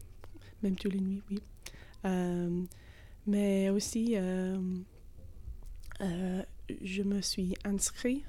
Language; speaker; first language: French; non-native, fluent; English